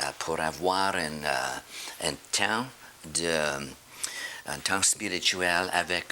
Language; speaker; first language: French; non-native, learner; English